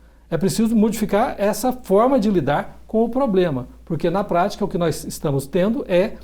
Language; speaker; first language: Portuguese; native; Portuguese